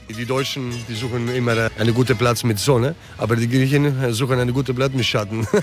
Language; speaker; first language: German; early bilingual, other home language; Greek